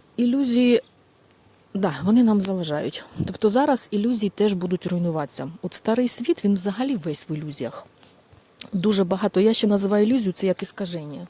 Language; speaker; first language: Ukrainian; non-native, local second language; Russian